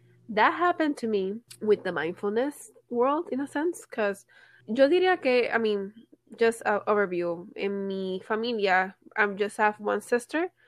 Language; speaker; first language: English; non-native, local second language; Spanish